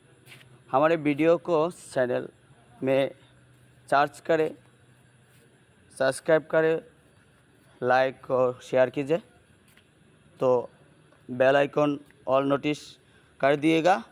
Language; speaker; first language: Hindi; non-native, learner; Bangla